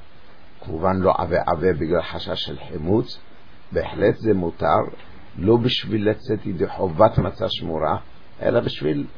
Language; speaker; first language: Hebrew; native; Hebrew